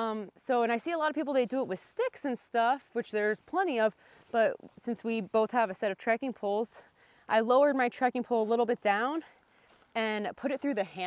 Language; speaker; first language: English; native; English